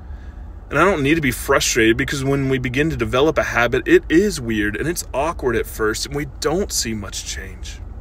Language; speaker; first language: English; native; English